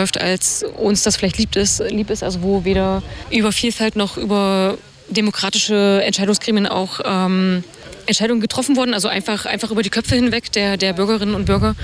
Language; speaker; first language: German; native; German